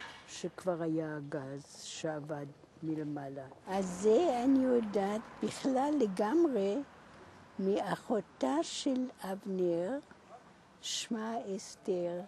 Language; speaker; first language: Hebrew; non-native, fluent; German